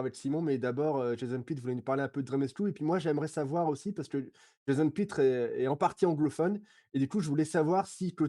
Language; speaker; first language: French; native; French